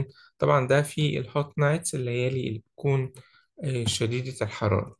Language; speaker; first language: Arabic; native; Arabic